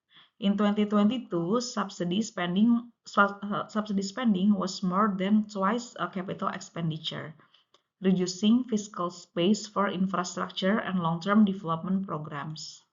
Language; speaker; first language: English; non-native, local second language; Indonesian